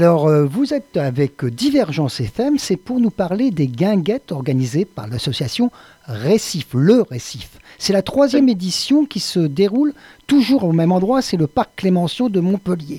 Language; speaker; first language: French; native; French